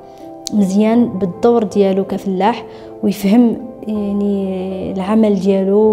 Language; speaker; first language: Arabic; native; Arabic